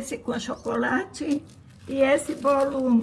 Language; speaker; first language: Portuguese; early bilingual, other home language; Finnish